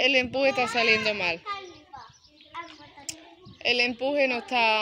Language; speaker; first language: Spanish; native; Spanish